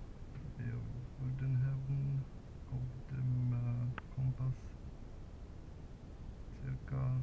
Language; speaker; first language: German; non-native, learner; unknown